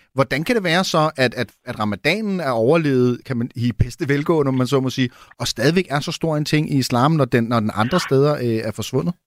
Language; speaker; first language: Danish; native; Danish